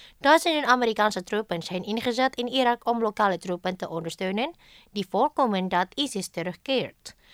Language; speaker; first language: Dutch; non-native, fluent; Indonesian